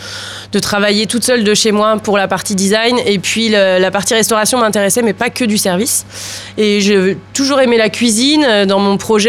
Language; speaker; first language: French; native; French